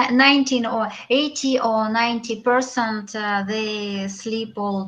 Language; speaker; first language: English; non-native, learner; Russian